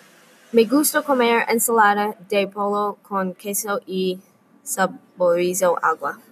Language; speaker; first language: Spanish; non-native, learner; English